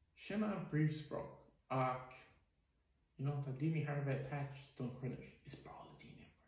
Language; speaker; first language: Irish; native; Irish